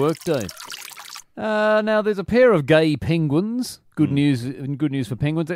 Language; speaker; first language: English; native; English